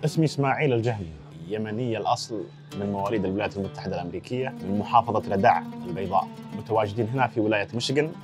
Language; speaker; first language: Arabic; early bilingual, heritage; Arabic